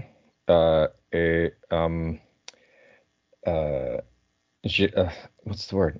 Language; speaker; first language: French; non-native, learner; English